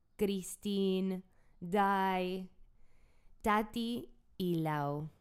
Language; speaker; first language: Spanish; non-native, fluent; English